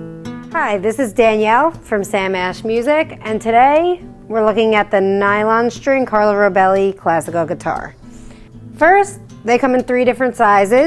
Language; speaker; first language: English; native; English